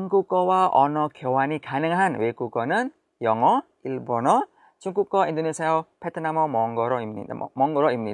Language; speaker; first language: Korean; non-native, fluent; Indonesian